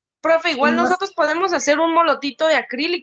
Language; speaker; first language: Spanish; native; Spanish